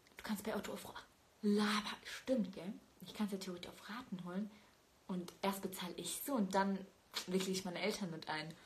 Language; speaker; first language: German; early bilingual, other home language; Turkish